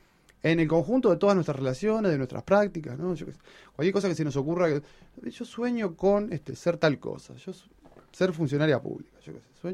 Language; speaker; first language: Spanish; native; Spanish